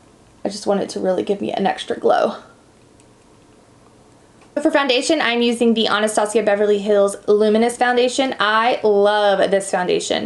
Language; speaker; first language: English; native; English